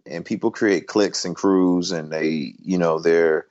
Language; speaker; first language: English; native; English